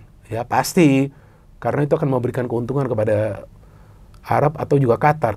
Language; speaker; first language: Indonesian; native; Indonesian